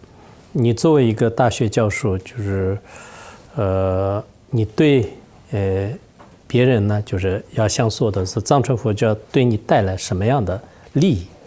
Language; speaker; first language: Chinese; non-native, local second language; Tibetan